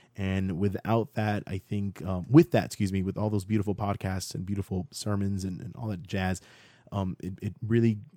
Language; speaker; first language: English; native; English